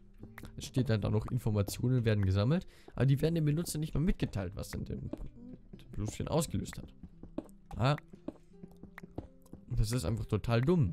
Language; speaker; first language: German; native; German